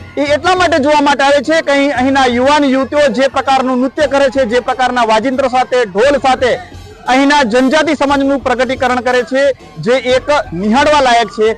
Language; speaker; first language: Gujarati; native; Gujarati